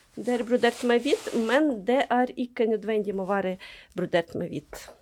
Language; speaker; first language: Norwegian; non-native, fluent; Ukrainian